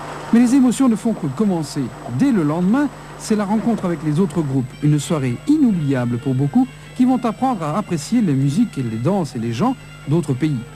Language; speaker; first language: French; native; French